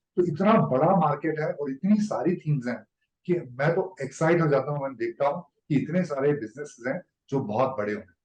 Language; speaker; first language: Hindi; native; Hindi